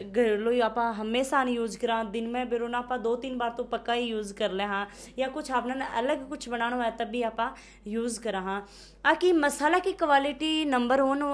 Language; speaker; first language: Hindi; native; Hindi